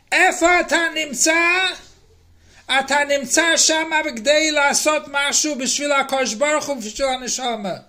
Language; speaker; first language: Hebrew; non-native, fluent; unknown